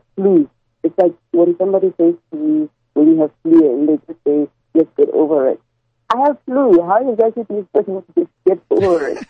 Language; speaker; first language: English; non-native, local second language; Tswana